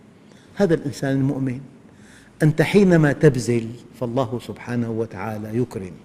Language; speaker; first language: Arabic; native; Arabic